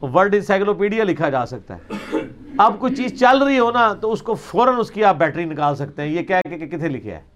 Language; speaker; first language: Urdu; non-native, local second language; Punjabi